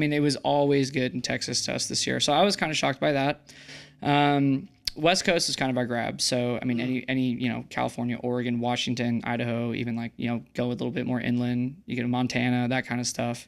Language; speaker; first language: English; native; English